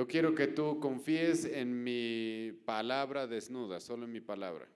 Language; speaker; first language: Spanish; native; Spanish